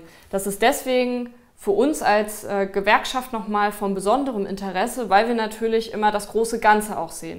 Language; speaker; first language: German; native; German